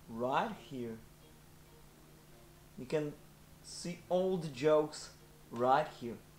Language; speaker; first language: English; non-native, fluent; Polish